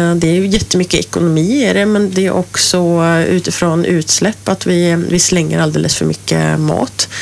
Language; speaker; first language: Swedish; native; Swedish